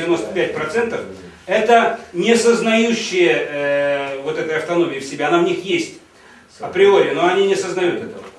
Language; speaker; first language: Russian; native; Russian